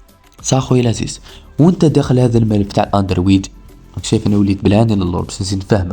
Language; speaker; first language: Arabic; native; Arabic